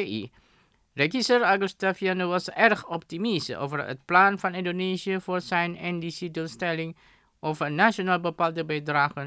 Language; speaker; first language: Dutch; non-native, fluent; Indonesian